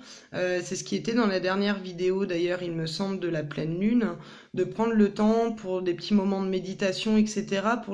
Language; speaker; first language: French; native; French